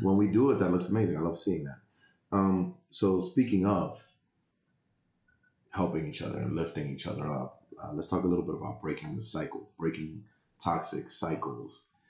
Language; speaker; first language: English; early bilingual, other home language; Spanish